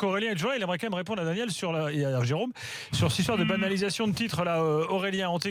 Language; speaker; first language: French; native; French